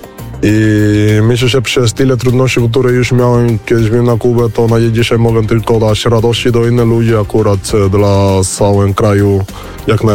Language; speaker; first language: Polish; non-native, learner; Spanish